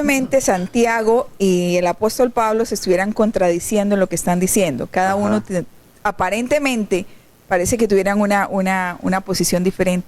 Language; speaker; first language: Spanish; native; Spanish